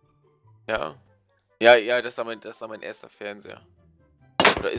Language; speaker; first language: German; native; German